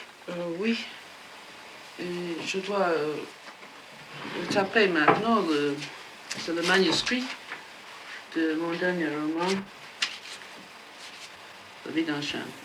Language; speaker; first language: French; non-native, fluent; English